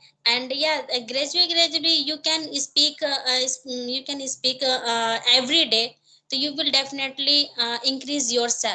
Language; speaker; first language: English; non-native, learner; Hindi